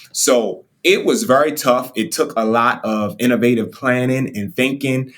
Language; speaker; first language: English; native; English